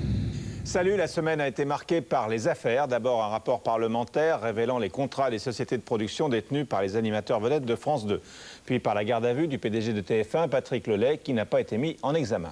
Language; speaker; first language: French; native; French